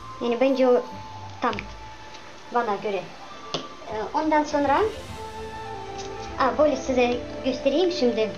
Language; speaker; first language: Turkish; non-native, learner; Russian